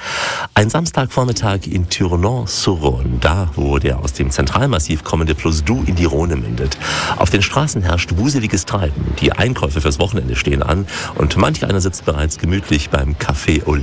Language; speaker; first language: German; native; German